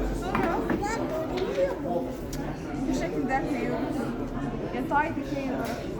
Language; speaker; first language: Turkish; non-native, learner; Arabic